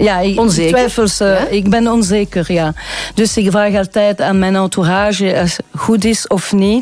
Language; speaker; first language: Dutch; non-native, local second language; French